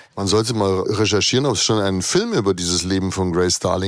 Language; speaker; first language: German; native; German